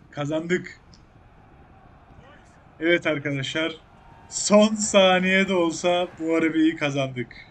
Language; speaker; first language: Turkish; native; Turkish